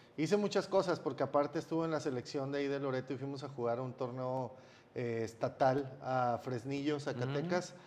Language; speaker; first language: Spanish; native; Spanish